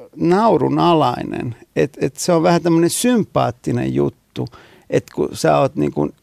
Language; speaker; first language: Finnish; non-native, fluent; Italian